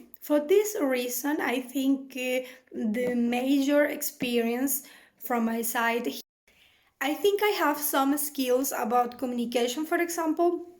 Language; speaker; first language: English; non-native, fluent; Spanish